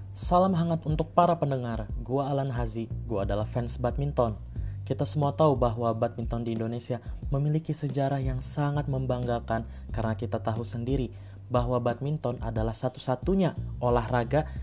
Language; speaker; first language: Indonesian; native; Indonesian